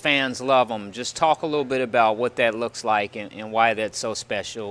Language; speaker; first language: English; native; English